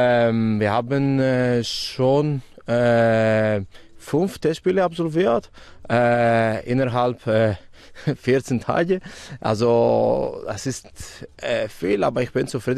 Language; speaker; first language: German; non-native, fluent; Greek